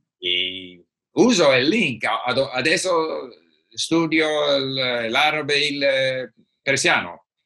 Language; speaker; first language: Italian; non-native, learner; English